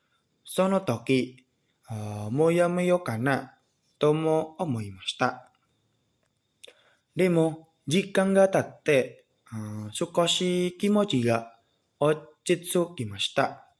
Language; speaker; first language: Japanese; non-native, learner; Indonesian